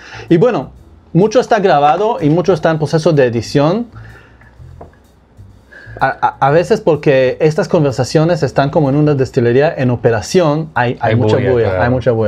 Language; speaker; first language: Spanish; non-native, fluent; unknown